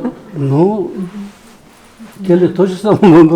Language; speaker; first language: Russian; non-native, learner; Mongolian